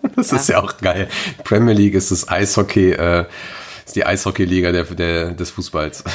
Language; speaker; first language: German; native; German